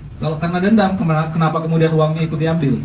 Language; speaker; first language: Indonesian; native; Indonesian